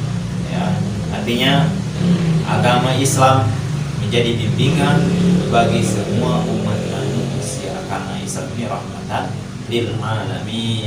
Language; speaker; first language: Indonesian; native; Indonesian